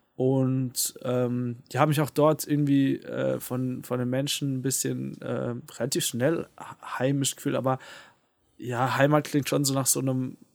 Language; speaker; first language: German; native; German